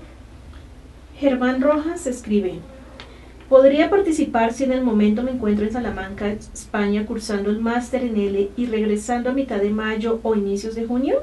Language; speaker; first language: Spanish; native; Spanish